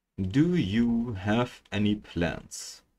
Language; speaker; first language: English; non-native, fluent; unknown